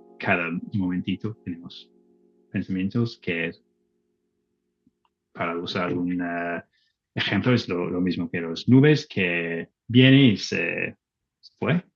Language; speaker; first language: Spanish; non-native, learner; English